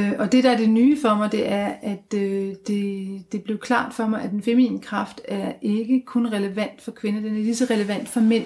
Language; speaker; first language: Danish; native; Danish